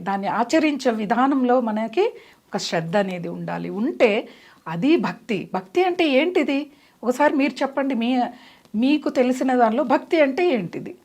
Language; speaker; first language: Telugu; native; Telugu